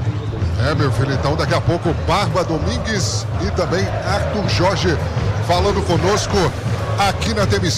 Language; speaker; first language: Portuguese; native; Portuguese